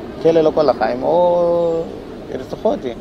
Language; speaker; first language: Hebrew; non-native, learner; Tigrinya